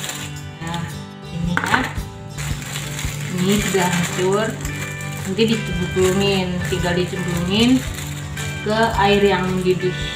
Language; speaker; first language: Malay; non-native, local second language; Madurese